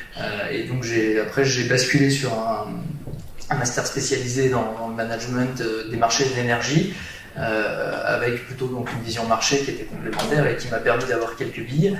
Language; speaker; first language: French; native; French